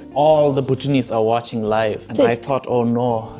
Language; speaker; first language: English; non-native, fluent; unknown